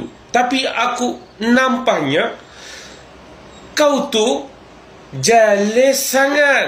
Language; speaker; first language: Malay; non-native, fluent; Bangla